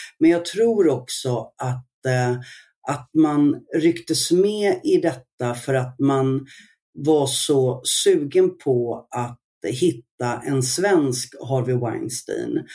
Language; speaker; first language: Swedish; early bilingual, other home language; Arabic